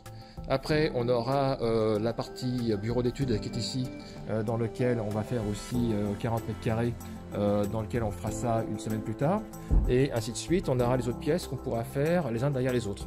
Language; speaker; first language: French; native; French